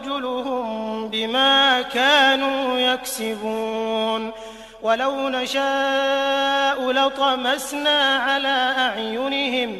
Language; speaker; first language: Arabic; native; Arabic